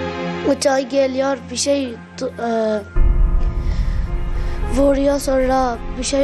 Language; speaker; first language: Turkish; early bilingual, other home language; Arabic